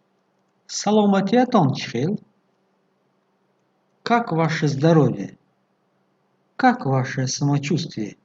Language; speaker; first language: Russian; non-native, fluent; Tajik